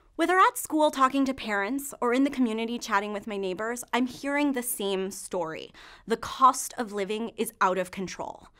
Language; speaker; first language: English; native; English